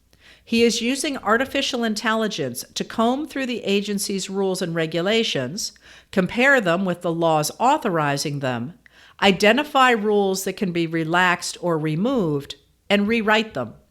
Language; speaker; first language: English; native; English